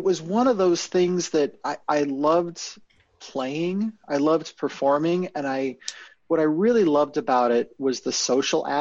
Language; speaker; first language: English; native; English